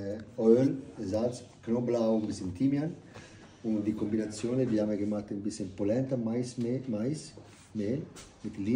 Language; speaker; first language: German; non-native, learner; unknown